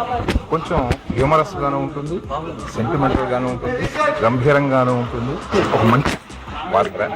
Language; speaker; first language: Telugu; native; Telugu